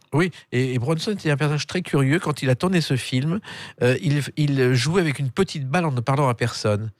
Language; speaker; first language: French; native; French